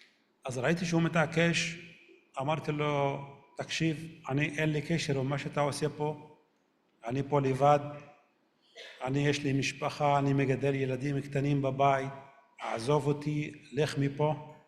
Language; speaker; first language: Hebrew; non-native, local second language; Arabic